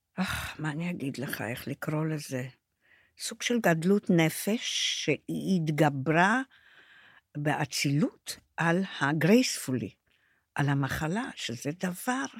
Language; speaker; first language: Hebrew; non-native, fluent; Romanian